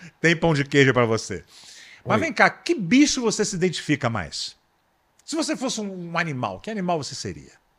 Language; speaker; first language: Portuguese; native; Portuguese